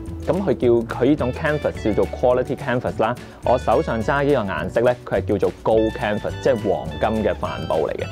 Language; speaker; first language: Cantonese; native; Cantonese